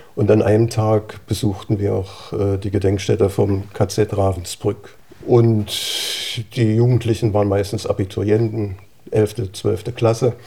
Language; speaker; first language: German; native; German